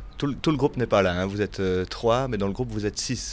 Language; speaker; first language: French; native; French